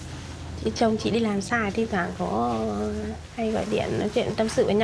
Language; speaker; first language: Vietnamese; native; Vietnamese